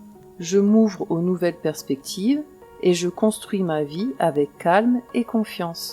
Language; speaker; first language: French; native; French